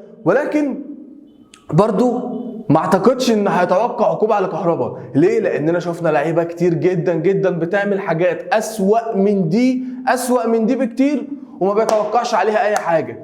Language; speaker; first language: Arabic; native; Arabic